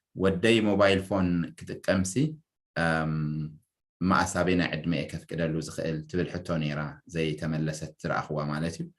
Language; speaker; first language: Tigrinya; native; Tigrinya